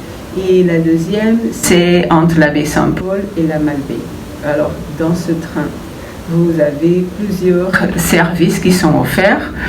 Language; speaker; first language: French; non-native, fluent; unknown